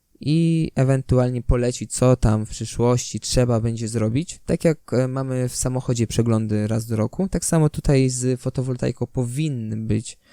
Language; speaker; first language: Polish; native; Polish